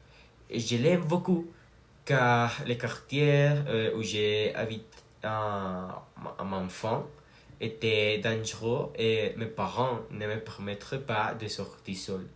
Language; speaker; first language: French; non-native, learner; Spanish